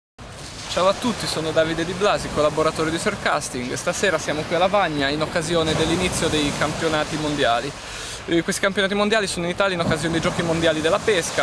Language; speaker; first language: Italian; native; Italian